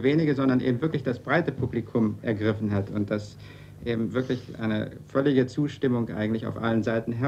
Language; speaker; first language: German; native; German